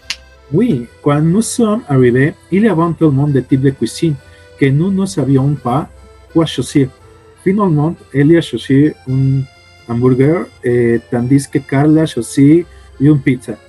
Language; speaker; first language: French; non-native, learner; Spanish